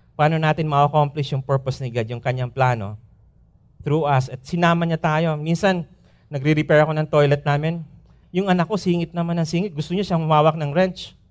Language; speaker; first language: Filipino; native; Filipino